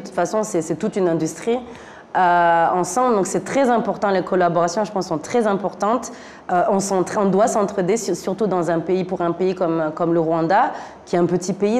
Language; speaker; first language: French; native; French